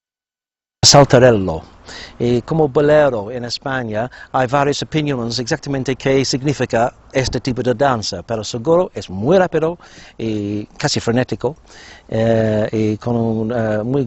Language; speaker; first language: Spanish; non-native, fluent; English